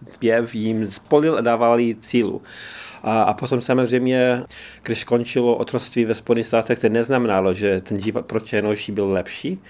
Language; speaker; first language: Czech; non-native, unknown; English